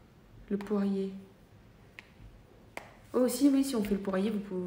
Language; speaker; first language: French; native; French